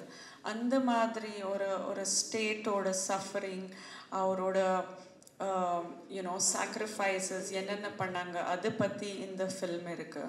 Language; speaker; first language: Tamil; non-native, fluent; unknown